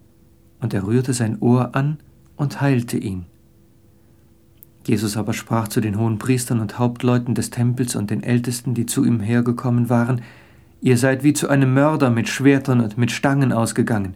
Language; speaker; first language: German; native; German